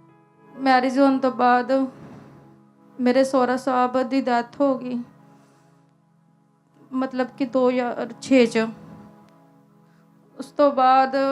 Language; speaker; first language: Hindi; non-native, local second language; Punjabi